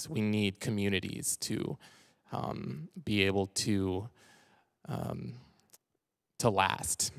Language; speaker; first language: English; native; English